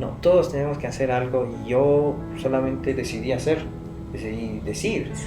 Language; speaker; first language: Spanish; non-native, fluent; Persian